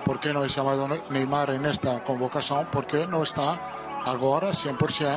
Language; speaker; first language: Portuguese; non-native, learner; Italian